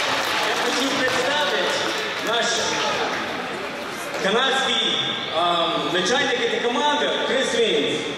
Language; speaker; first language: Russian; non-native, learner; English